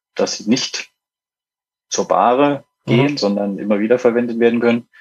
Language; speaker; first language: German; native; German